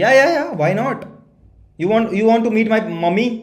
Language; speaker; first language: English; non-native, learner; Hindi